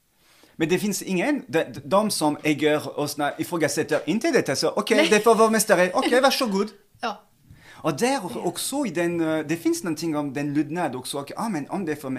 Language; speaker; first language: Swedish; non-native, fluent; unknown